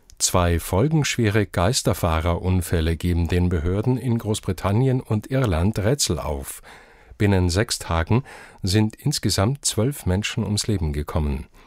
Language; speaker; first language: German; native; German